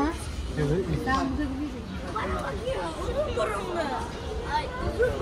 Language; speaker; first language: Turkish; non-native, learner; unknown